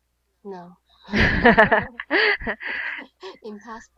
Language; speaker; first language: English; non-native, learner; Chinese